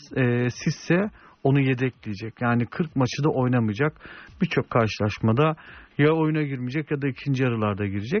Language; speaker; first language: Turkish; native; Turkish